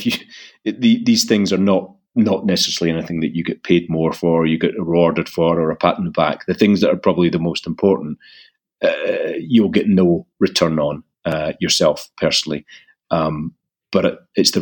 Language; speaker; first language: English; native; English